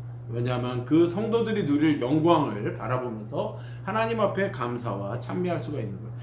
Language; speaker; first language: Korean; native; Korean